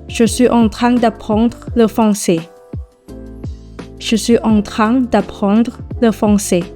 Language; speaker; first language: French; non-native, learner; Thai